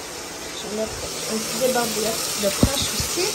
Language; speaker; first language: French; native; French